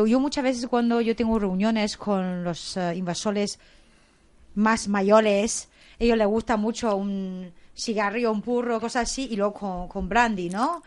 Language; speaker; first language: Spanish; non-native, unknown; Chinese